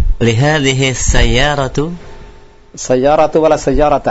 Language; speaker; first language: Arabic; non-native, fluent; Indonesian